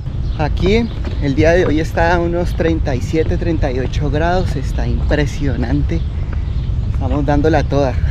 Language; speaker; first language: Spanish; native; Spanish